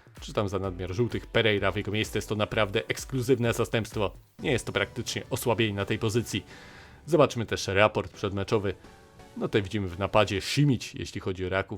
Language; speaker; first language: Polish; native; Polish